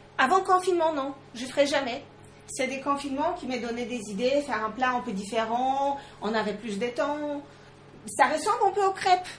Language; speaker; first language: French; non-native, fluent; Polish